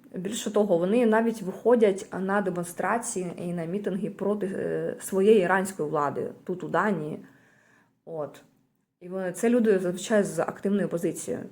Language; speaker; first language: Ukrainian; native; Ukrainian